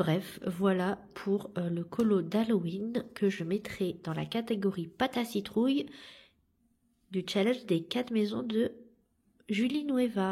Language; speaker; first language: French; native; French